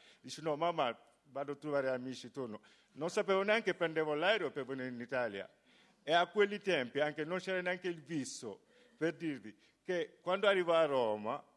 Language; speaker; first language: Italian; non-native, fluent; Wolof